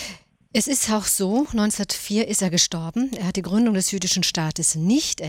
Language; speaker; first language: German; native; German